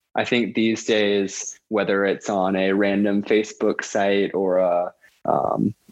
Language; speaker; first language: English; native; English